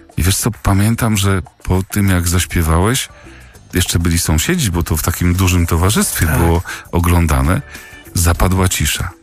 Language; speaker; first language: Polish; native; Polish